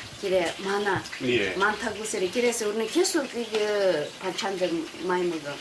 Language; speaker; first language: Korean; early bilingual, heritage; Korean